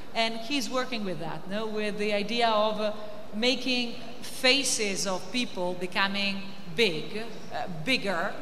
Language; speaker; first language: English; non-native, fluent; Italian